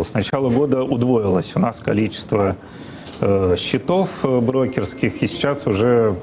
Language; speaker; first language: Russian; native; Russian